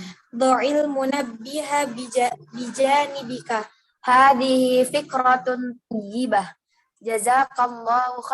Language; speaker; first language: Arabic; non-native, learner; Indonesian